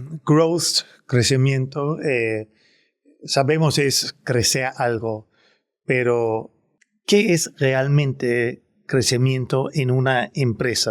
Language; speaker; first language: Spanish; non-native, fluent; Danish